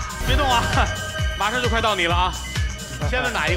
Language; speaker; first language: Chinese; native; Chinese